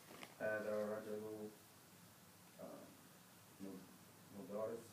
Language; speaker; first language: Arabic; non-native, learner; English